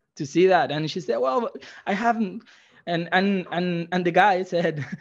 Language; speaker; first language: English; non-native, fluent; Spanish